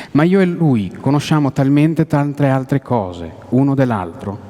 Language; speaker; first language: Italian; non-native, fluent; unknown